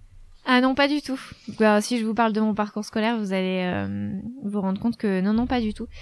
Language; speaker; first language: French; native; French